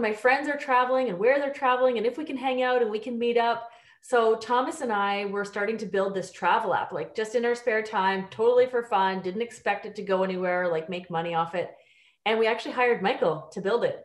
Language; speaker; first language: English; native; English